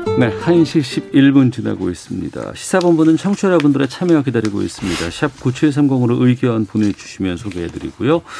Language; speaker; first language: Korean; native; Korean